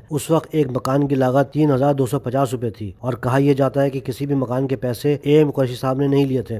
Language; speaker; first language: Urdu; native; Urdu